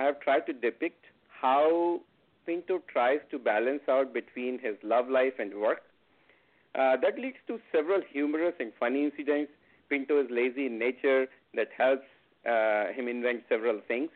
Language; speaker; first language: English; non-native, local second language; Hindi